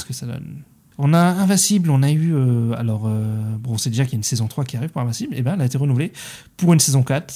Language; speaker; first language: French; native; French